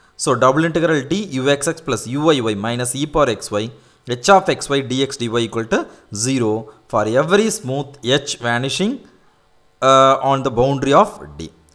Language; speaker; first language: English; non-native, local second language; Tamil